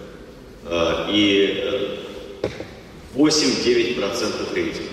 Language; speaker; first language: Russian; native; Russian